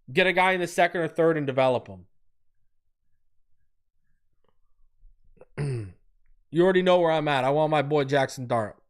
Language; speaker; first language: English; native; English